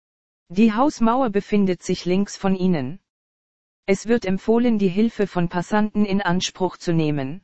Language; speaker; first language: German; native; German